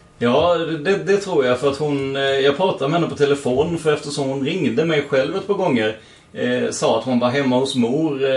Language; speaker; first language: Swedish; native; Swedish